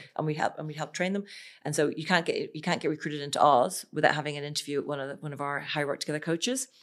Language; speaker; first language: English; native; English